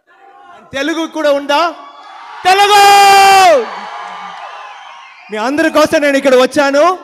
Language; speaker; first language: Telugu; non-native, learner; Tamil